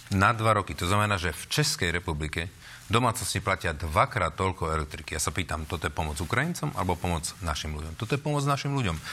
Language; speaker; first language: Slovak; native; Slovak